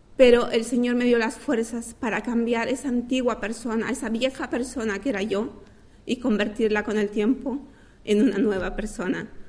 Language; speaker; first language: Spanish; native; Spanish